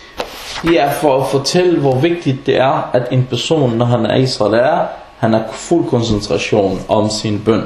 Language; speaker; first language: Danish; non-native, fluent; Arabic